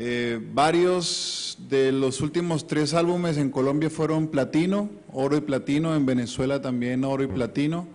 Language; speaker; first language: Spanish; native; Spanish